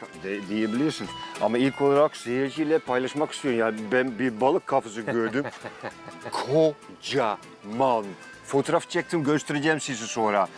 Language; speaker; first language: Turkish; non-native, fluent; Dutch